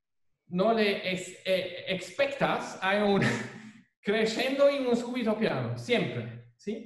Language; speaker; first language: Spanish; non-native, fluent; German